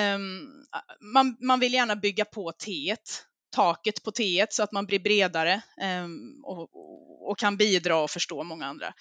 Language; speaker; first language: Swedish; native; Swedish